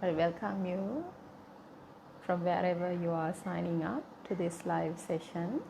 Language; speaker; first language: English; non-native, local second language; Sinhala